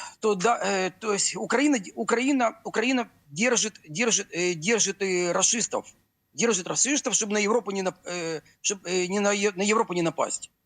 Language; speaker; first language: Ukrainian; non-native, local second language; Russian